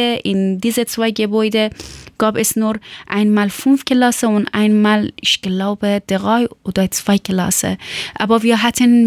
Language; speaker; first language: German; non-native, learner; Persian